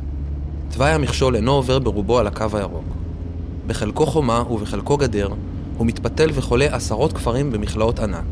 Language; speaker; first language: Hebrew; native; Hebrew